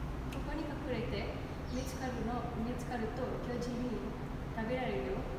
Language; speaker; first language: Japanese; non-native, learner; Indonesian